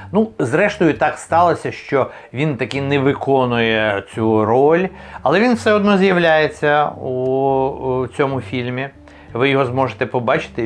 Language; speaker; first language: Ukrainian; native; Ukrainian